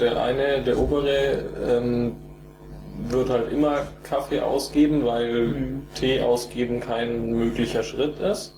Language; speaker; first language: German; native; German